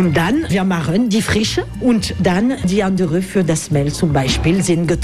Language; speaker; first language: German; non-native, learner; French